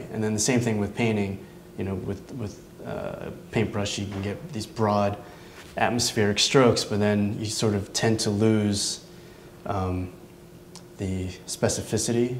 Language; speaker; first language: English; native; English